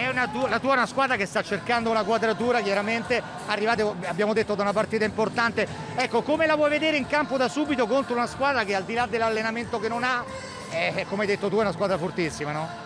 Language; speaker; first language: Italian; native; Italian